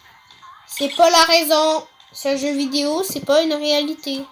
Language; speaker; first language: French; native; French